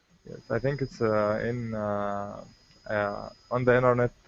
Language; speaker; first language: English; non-native, learner; Arabic